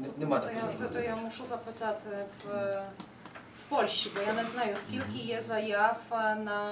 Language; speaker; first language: Ukrainian; non-native, fluent; Polish